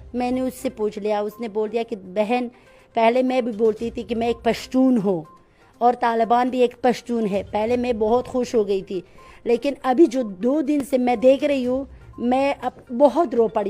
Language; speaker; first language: Hindi; non-native, fluent; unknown